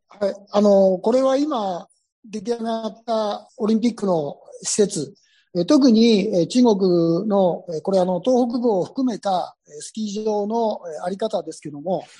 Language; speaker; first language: Japanese; native; Japanese